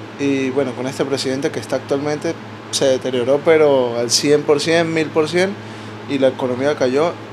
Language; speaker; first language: Spanish; native; Spanish